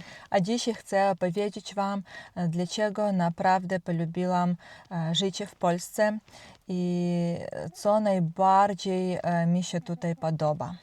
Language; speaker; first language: Polish; non-native, learner; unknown